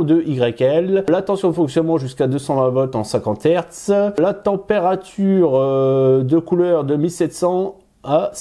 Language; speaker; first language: French; native; French